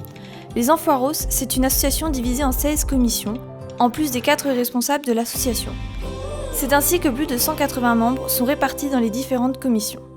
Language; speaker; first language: French; native; French